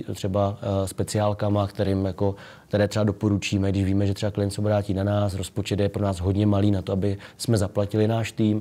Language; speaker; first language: Czech; native; Czech